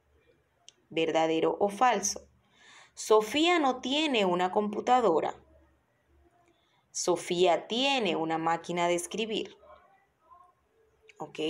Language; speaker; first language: Spanish; non-native, fluent; Portuguese